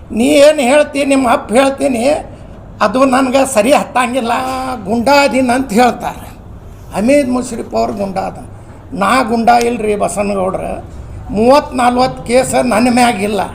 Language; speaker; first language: Kannada; non-native, local second language; Urdu